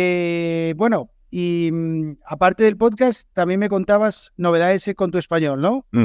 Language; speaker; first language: Spanish; native; Spanish